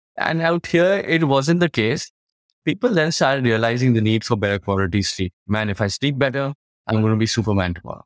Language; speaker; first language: English; non-native, local second language; Hindi